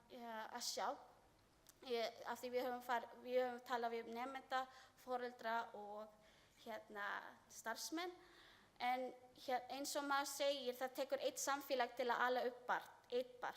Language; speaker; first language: Icelandic; non-native, learner; Filipino